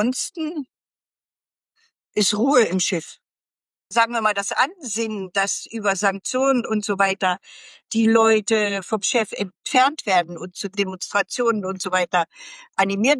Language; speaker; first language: German; native; German